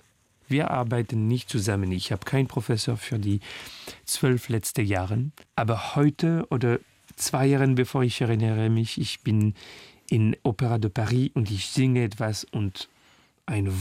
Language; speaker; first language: German; non-native, learner; French